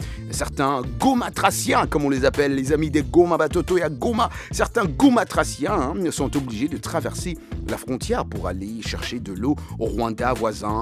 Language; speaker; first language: French; non-native, local second language; Lingala